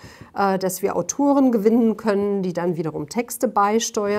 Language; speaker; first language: German; native; German